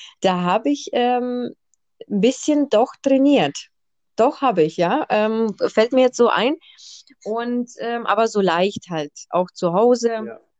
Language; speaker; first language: German; early bilingual, other home language; Russian